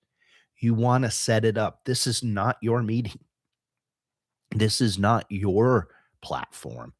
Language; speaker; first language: English; native; English